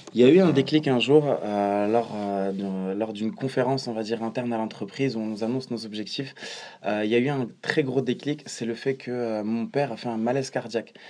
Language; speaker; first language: French; non-native, local second language; Arabic